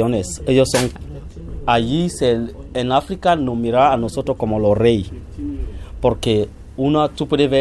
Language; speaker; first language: Spanish; non-native, fluent; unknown